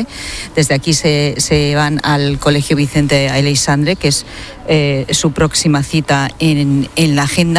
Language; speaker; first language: Spanish; native; Spanish